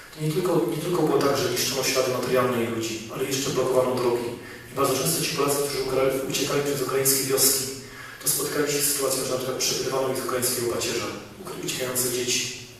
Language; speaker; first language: Polish; native; Polish